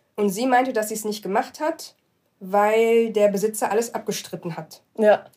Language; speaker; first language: German; early bilingual, other home language; Arabic